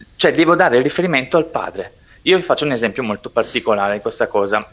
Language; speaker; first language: Italian; non-native, local second language; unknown